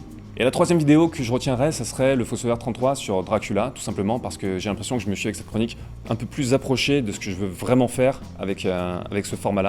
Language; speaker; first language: French; native; French